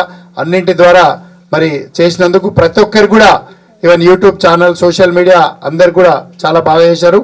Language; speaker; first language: Telugu; native; Telugu